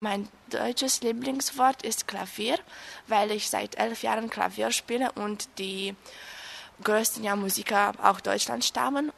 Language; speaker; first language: German; non-native, fluent; Romanian